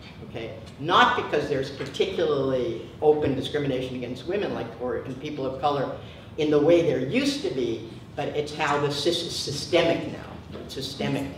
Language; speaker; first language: English; native; English